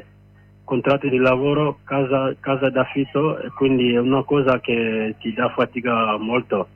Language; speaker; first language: Italian; non-native, learner; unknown